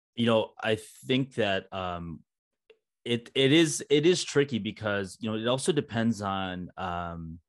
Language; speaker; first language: English; early bilingual, other home language; Hindi